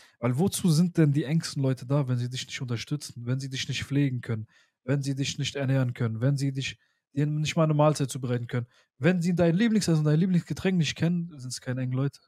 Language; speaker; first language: German; early bilingual, other home language; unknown